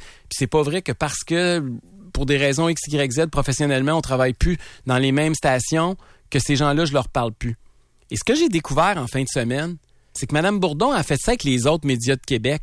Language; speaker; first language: French; native; French